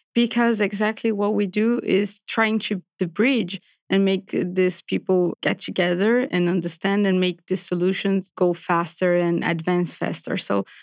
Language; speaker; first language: English; non-native, fluent; Portuguese